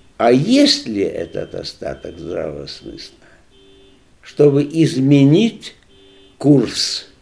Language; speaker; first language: Russian; non-native, local second language; Lithuanian